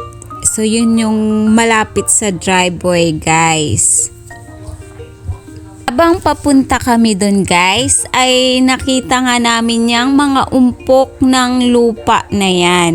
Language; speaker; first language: Filipino; native; Filipino